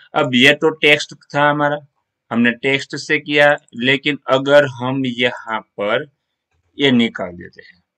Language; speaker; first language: Hindi; non-native, local second language; Gujarati